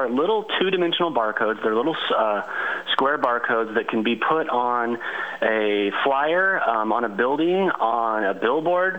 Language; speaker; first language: English; native; English